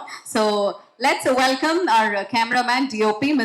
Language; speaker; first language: Tamil; native; Tamil